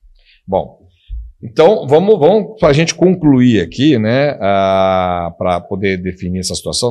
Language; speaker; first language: Portuguese; native; Portuguese